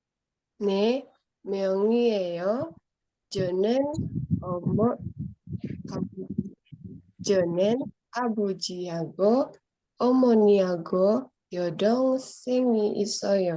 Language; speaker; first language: Korean; non-native, learner; Indonesian